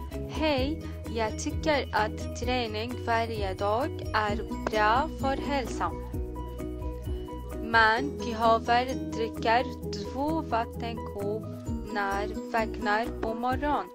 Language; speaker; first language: Swedish; non-native, learner; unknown